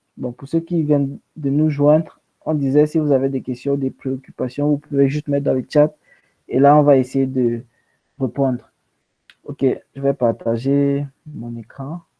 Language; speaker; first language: French; non-native, local second language; English